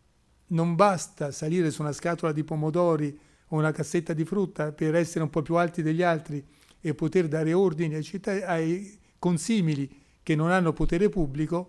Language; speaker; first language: Italian; native; Italian